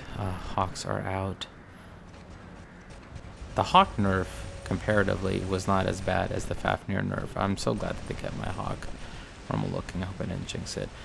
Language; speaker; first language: English; native; English